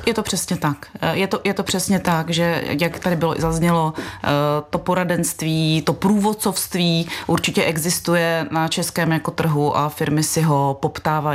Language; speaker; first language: Czech; native; Czech